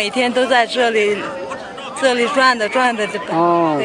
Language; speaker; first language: Chinese; non-native, local second language; Mongolian